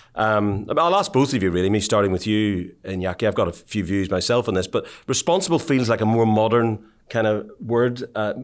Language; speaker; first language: English; native; English